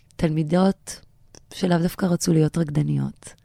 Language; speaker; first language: Hebrew; native; Hebrew